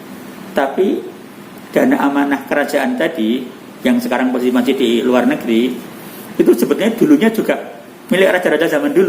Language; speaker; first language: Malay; non-native, local second language; Javanese